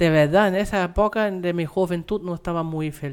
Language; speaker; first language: Spanish; non-native, fluent; German